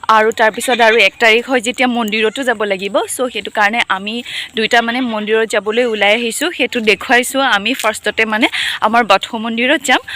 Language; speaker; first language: Assamese; non-native, local second language; Bodo